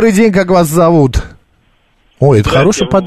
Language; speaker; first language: Russian; native; Russian